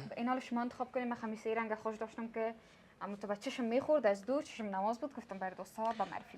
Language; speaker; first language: Persian; native; Persian